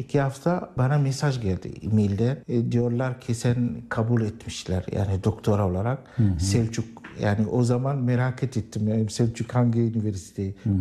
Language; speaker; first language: Turkish; non-native, learner; Arabic